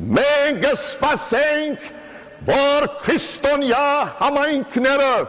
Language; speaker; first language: Armenian; early bilingual, heritage; Armenian